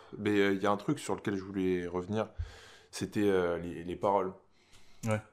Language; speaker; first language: French; native; French